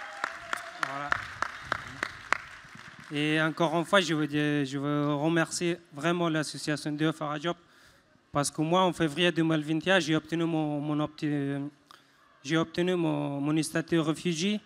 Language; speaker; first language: French; non-native, fluent; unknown